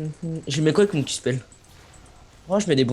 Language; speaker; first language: French; native; French